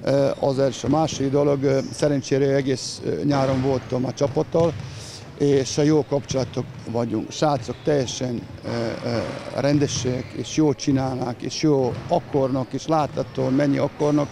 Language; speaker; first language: Hungarian; non-native, learner; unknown